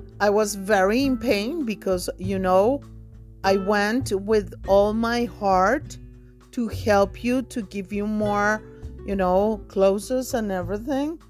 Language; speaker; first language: English; non-native, fluent; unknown